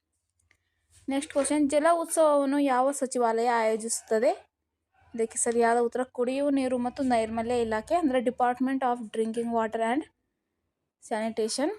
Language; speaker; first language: Kannada; native; Kannada